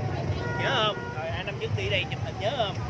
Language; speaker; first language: Vietnamese; native; Vietnamese